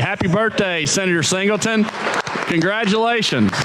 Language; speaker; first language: English; native; English